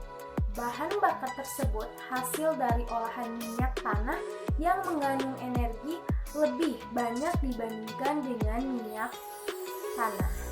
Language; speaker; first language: Indonesian; native; Indonesian